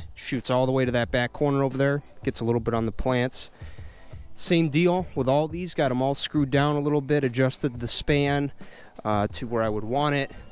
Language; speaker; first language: English; native; English